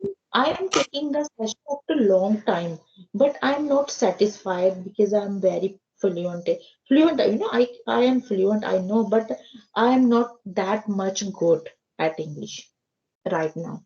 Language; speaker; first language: English; non-native, learner; Hindi